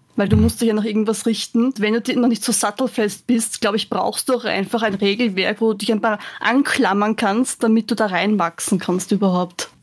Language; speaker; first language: German; native; German